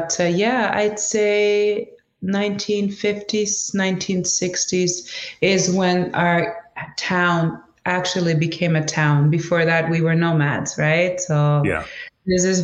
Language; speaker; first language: English; non-native, fluent; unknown